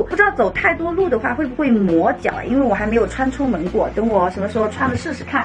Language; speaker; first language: Chinese; native; Chinese